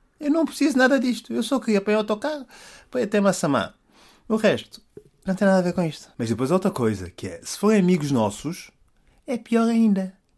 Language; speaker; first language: Portuguese; native; Portuguese